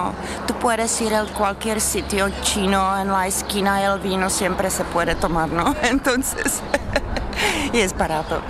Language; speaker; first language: Spanish; non-native, fluent; Czech